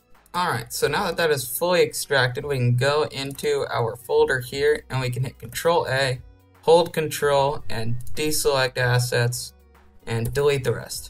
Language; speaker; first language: English; native; English